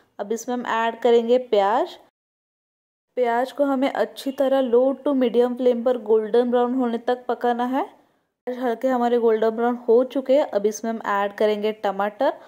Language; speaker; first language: Hindi; non-native, local second language; Marathi